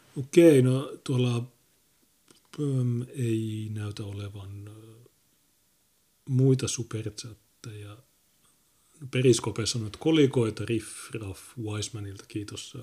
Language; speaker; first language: Finnish; native; Finnish